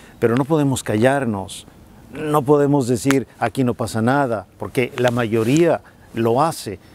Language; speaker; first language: Spanish; native; Spanish